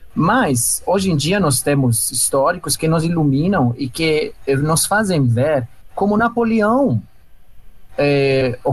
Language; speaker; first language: Portuguese; non-native, fluent; Italian